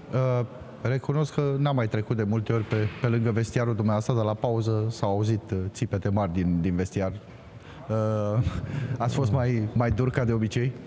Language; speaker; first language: Romanian; native; Romanian